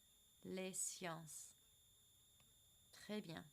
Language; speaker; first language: French; non-native, fluent; English